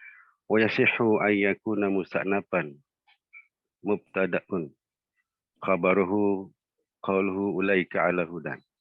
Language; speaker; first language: Arabic; non-native, fluent; Indonesian